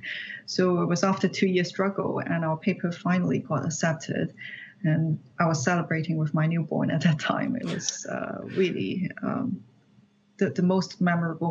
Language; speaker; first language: English; non-native, local second language; Cantonese